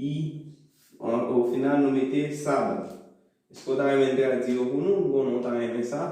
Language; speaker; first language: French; non-native, local second language; Haitian Creole